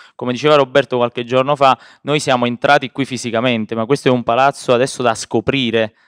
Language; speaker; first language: Italian; native; Italian